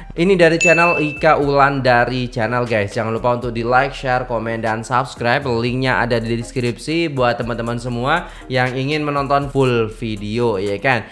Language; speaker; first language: Indonesian; native; Indonesian